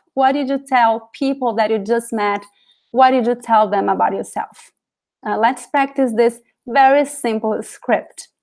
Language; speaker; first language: English; non-native, fluent; Portuguese